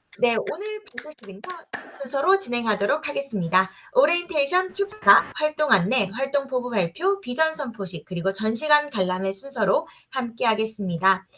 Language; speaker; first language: Korean; native; Korean